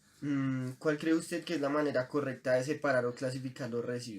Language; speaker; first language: Spanish; native; Spanish